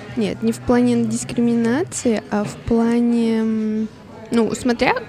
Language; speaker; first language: Russian; non-native, fluent; Spanish